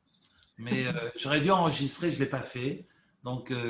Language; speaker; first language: French; native; French